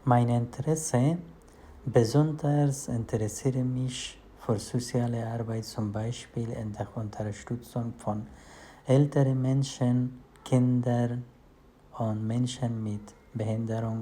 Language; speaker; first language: German; non-native, learner; Persian